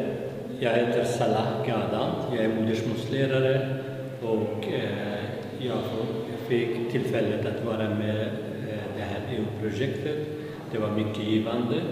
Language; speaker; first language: Swedish; non-native, fluent; Kurdish